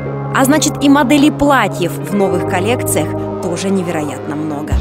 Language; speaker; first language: Russian; native; Russian